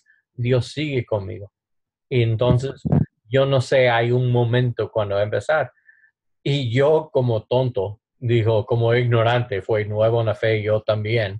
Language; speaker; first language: Spanish; non-native, learner; English